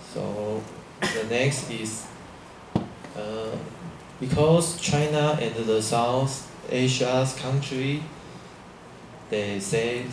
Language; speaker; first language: English; non-native, learner; Chinese